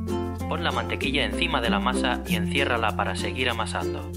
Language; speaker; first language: Spanish; native; Spanish